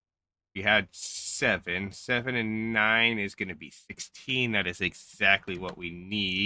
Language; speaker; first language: English; native; English